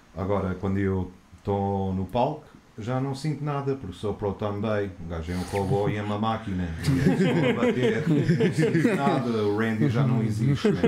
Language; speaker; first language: Portuguese; non-native, fluent; English